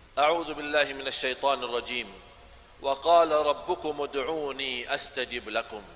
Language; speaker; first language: Malay; non-native, fluent; Arabic